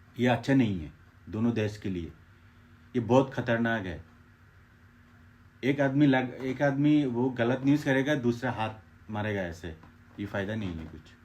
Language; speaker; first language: Hindi; non-native, fluent; Bangla